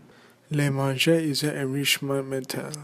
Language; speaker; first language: French; non-native, learner; English